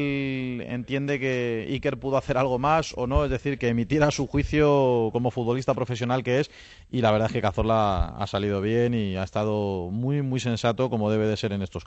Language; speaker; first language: Spanish; native; Spanish